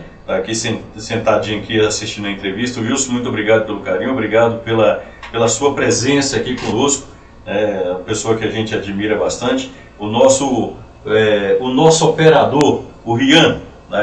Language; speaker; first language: Portuguese; native; Portuguese